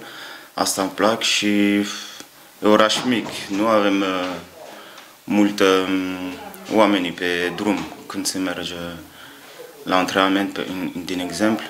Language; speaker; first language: Romanian; non-native, learner; French